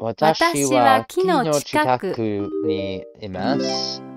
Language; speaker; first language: Japanese; non-native, learner; English